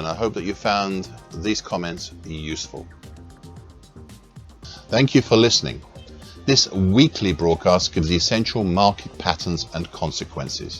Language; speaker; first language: English; native; English